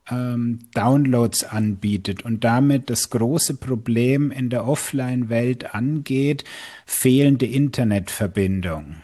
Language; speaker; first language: German; native; German